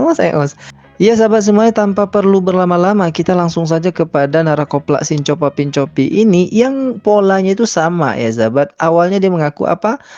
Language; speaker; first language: Indonesian; native; Indonesian